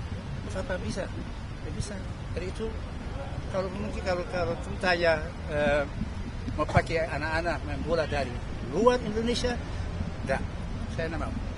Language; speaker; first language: Indonesian; early bilingual, heritage; Indonesian